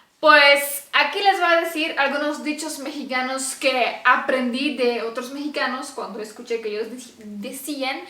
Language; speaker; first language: Spanish; non-native, fluent; Romanian